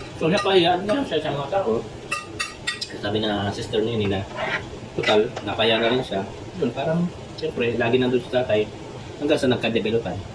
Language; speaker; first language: Filipino; non-native, local second language; Pampanga